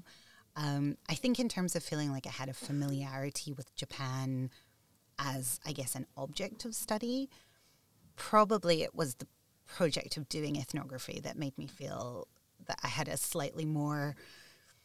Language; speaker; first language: English; native; English